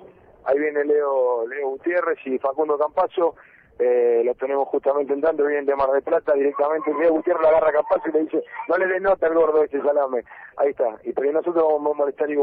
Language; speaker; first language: Spanish; native; Spanish